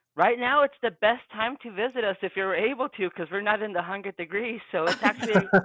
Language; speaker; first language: English; early bilingual, other home language; Spanish